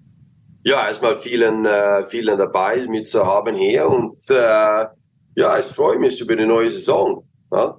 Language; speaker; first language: German; non-native, learner; Swedish